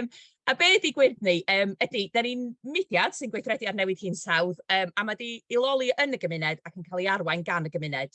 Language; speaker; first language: Welsh; native; Welsh